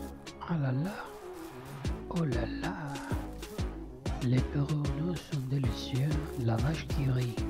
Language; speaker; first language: French; non-native, learner; Italian